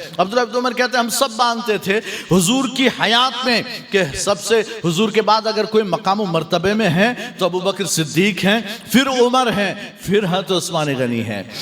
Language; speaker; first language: Urdu; native; Urdu